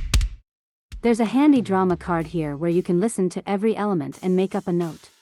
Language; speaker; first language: English; non-native, fluent; Russian